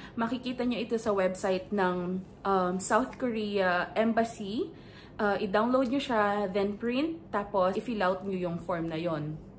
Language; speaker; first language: Filipino; native; Filipino